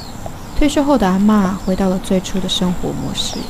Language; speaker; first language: Chinese; native; Chinese